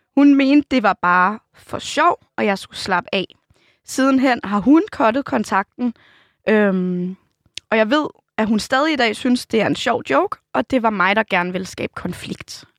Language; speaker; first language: Danish; native; Danish